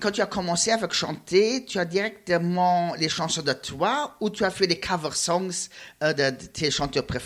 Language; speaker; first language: French; non-native, learner; Luxembourgish